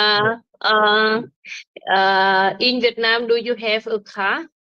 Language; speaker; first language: English; non-native, learner; Vietnamese